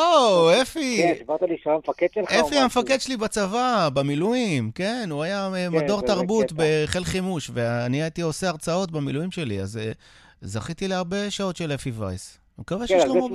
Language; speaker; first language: Hebrew; native; Hebrew